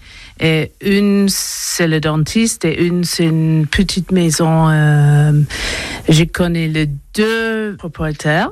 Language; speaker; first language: French; non-native, learner; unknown